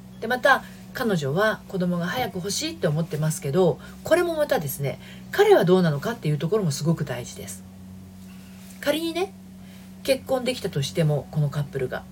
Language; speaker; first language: Japanese; native; Japanese